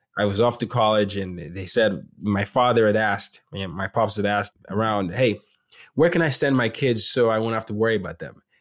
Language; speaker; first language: English; non-native, local second language; Yoruba